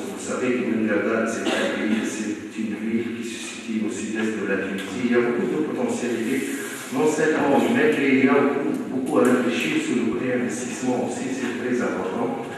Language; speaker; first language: French; non-native, local second language; Arabic